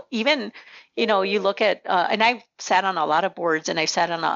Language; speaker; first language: English; early bilingual, other home language; Spanish